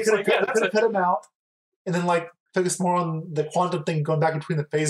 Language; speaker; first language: English; native; English